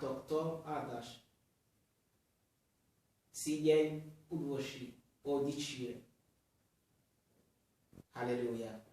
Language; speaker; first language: Hungarian; non-native, learner; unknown